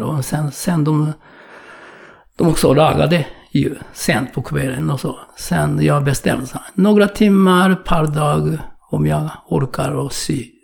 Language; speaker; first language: Swedish; non-native, fluent; Japanese